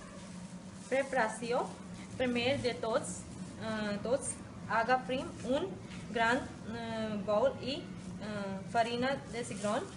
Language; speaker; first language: Catalan; non-native, learner; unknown